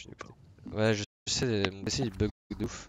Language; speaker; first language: French; native; French